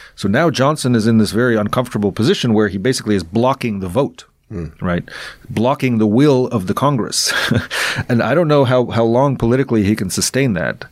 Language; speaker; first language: English; non-native, fluent; Russian